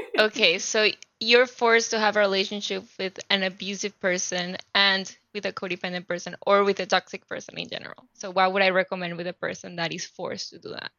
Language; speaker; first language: English; non-native, fluent; Spanish